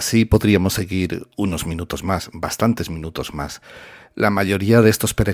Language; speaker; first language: Spanish; native; Spanish